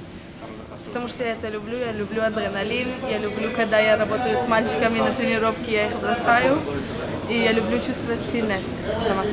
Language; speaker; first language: Russian; early bilingual, heritage; Russian